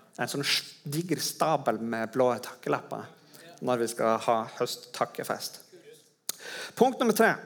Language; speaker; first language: Norwegian; native; Norwegian